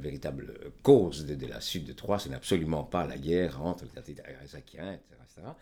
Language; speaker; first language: French; non-native, fluent; Greek